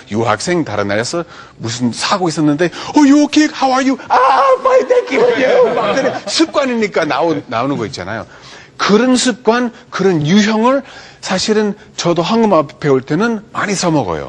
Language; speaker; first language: Korean; non-native, fluent; English